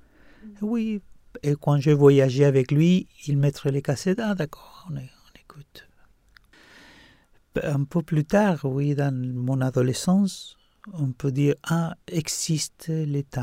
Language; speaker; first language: French; non-native, fluent; Spanish